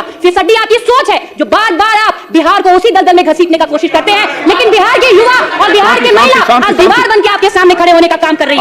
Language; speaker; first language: Hindi; native; Hindi